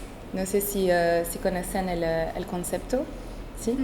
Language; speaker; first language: Spanish; non-native, fluent; French